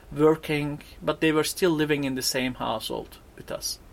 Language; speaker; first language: English; non-native, fluent; Turkish